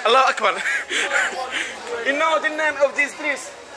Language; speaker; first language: English; non-native, learner; Arabic